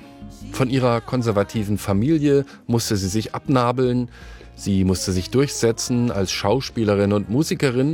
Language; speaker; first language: German; native; German